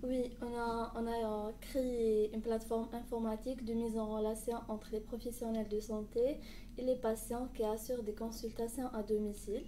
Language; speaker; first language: French; non-native, local second language; Arabic